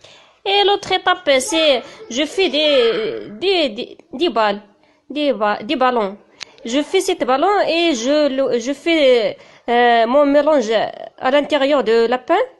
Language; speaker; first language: French; non-native, learner; Tachelhit